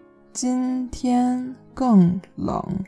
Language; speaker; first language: Chinese; non-native, learner; English